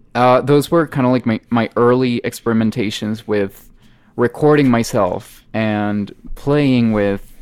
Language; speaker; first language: English; non-native, fluent; Spanish